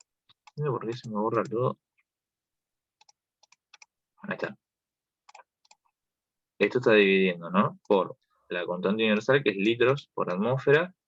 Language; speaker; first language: Spanish; native; Spanish